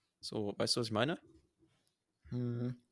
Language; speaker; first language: German; native; German